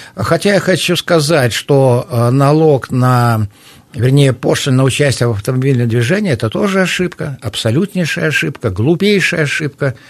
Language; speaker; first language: Russian; native; Russian